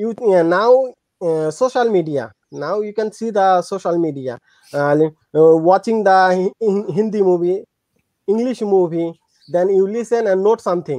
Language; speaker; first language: English; non-native, learner; Bangla